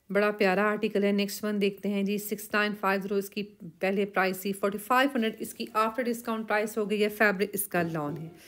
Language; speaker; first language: Urdu; native; Urdu